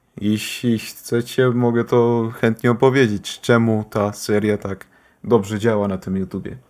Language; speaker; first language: Polish; early bilingual, heritage; Polish